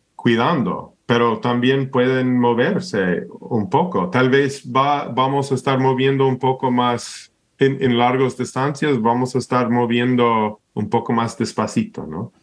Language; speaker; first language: Spanish; non-native, fluent; English